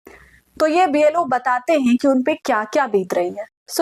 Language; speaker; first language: Hindi; native; Hindi